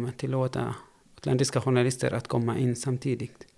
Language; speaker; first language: Swedish; non-native, fluent; Arabic